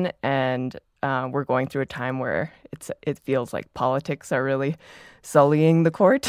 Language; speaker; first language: English; native; English